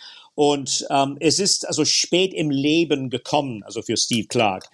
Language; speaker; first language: German; non-native, fluent; English